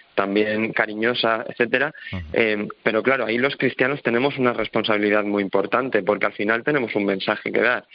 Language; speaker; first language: Spanish; native; Spanish